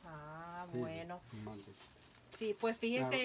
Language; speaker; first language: Spanish; native; Spanish